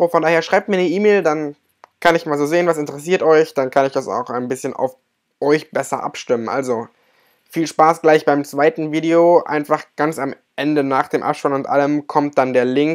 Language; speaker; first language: German; native; German